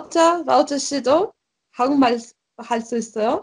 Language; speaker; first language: Korean; non-native, learner; Ukrainian